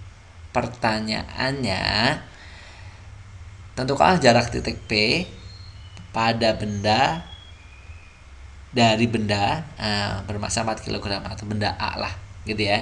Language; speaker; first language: Indonesian; native; Indonesian